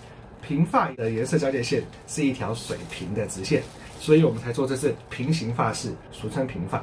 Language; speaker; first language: Chinese; native; Chinese